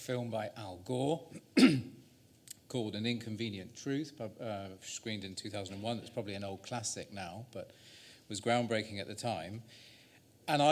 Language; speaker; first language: English; native; English